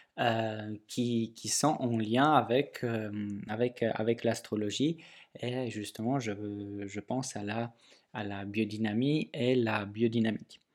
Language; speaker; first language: French; non-native, fluent; Polish